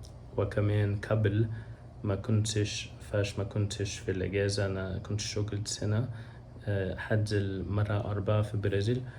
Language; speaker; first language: Arabic; non-native, learner; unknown